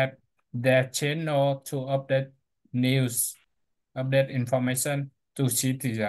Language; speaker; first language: English; non-native, learner; Vietnamese